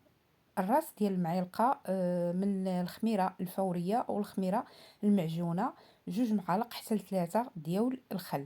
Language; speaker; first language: Arabic; native; Arabic